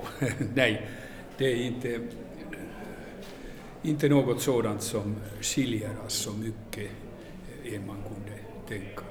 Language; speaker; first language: Swedish; non-native, local second language; Finnish